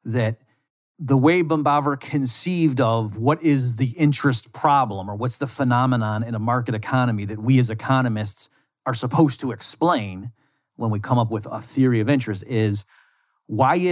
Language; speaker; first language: English; native; English